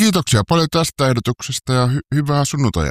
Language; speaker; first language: Finnish; native; Finnish